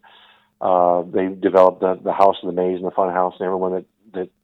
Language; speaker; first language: English; native; English